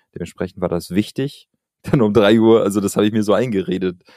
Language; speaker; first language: German; early bilingual, other home language; Albanian